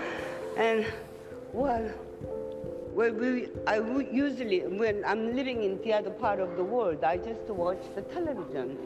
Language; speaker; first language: English; non-native, fluent; Korean